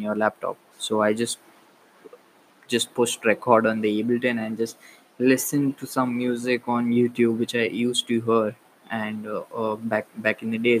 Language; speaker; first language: English; non-native, local second language; Marathi